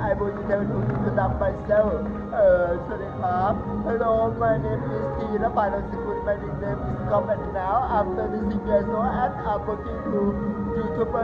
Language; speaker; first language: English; non-native, learner; Thai